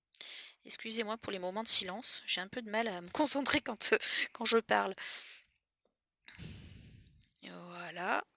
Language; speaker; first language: French; native; French